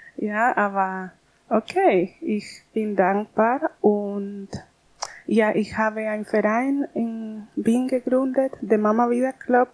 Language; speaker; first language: German; non-native, learner; Spanish